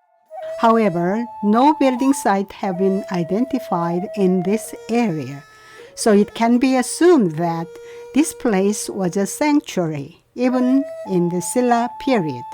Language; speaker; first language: English; non-native, fluent; Korean